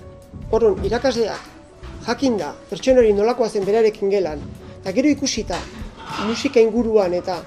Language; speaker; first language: Basque; native; Basque